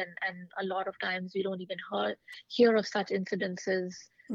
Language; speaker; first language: English; non-native, local second language; Hindi